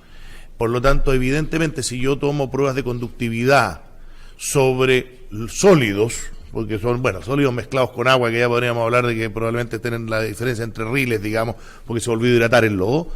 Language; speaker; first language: Spanish; native; Spanish